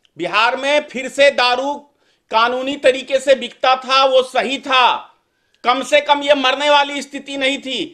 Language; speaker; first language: Hindi; native; Hindi